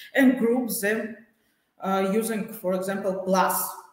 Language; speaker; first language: English; non-native, fluent; Russian